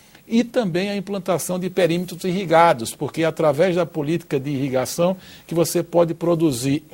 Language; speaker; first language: Portuguese; native; Portuguese